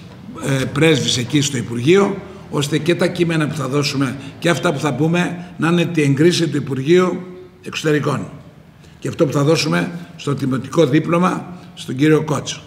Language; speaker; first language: Greek; native; Greek